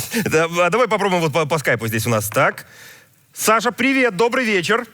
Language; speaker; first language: Russian; native; Russian